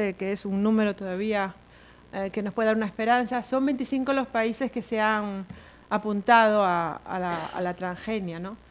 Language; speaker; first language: Spanish; native; Spanish